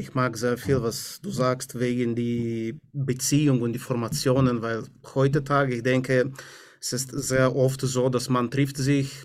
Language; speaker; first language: German; non-native, learner; Romanian